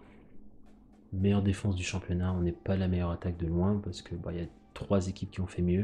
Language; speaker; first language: French; native; French